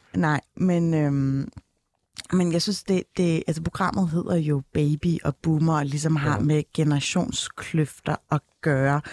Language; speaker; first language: Danish; early bilingual, other home language; Turkish